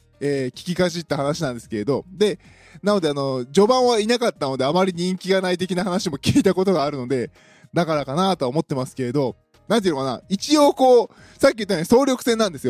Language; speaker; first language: Japanese; native; Japanese